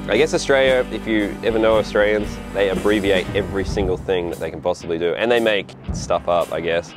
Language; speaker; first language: English; native; English